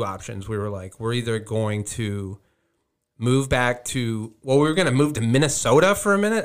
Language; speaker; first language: English; native; English